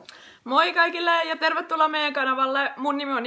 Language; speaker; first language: Finnish; native; Finnish